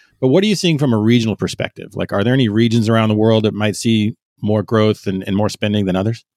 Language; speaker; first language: English; native; English